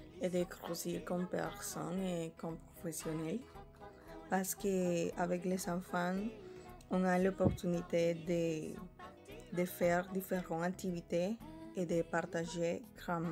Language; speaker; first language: French; non-native, learner; Spanish